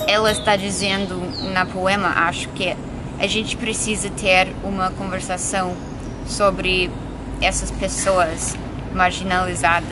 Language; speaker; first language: Portuguese; non-native, fluent; English